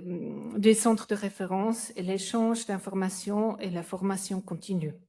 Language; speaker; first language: French; non-native, fluent; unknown